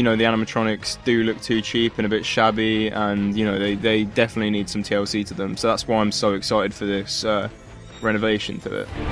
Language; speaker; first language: English; native; English